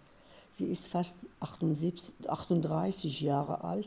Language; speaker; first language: German; non-native, fluent; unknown